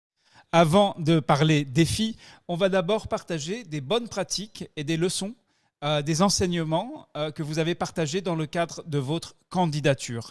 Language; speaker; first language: French; native; French